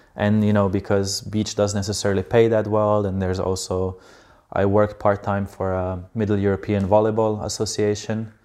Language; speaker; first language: English; non-native, fluent; Slovenian